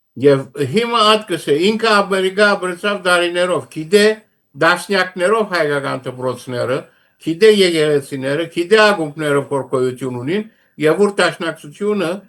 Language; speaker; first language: Armenian; early bilingual, heritage; Armenian